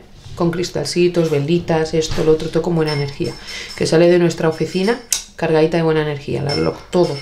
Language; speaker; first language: Spanish; native; Spanish